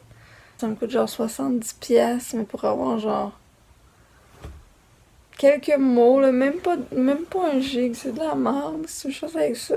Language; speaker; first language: French; native; French